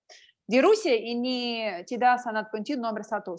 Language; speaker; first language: Indonesian; non-native, learner; Russian